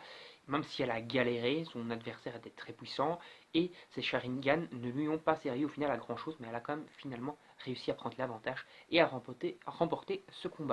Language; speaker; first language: French; native; French